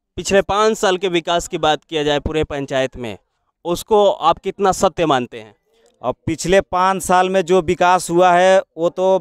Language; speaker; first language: Hindi; native; Hindi